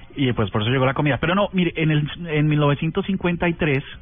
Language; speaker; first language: Spanish; native; Spanish